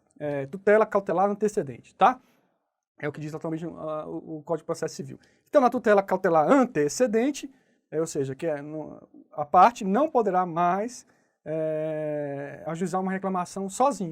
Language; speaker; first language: Portuguese; native; Portuguese